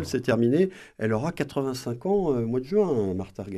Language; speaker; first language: French; native; French